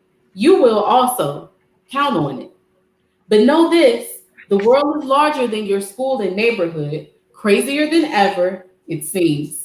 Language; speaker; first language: English; native; English